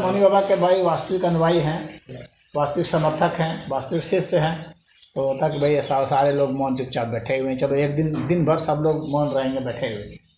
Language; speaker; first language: Hindi; native; Hindi